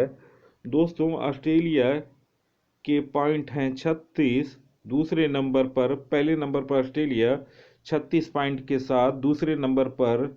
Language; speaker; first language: Hindi; native; Hindi